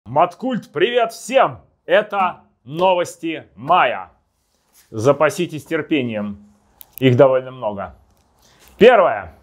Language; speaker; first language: Russian; native; Russian